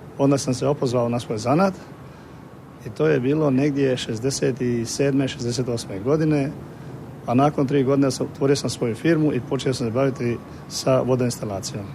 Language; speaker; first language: Croatian; native; Croatian